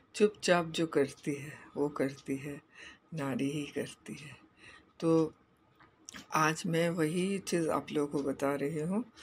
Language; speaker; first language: Hindi; non-native, local second language; Bangla